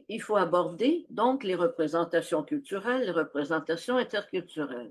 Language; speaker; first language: French; native; French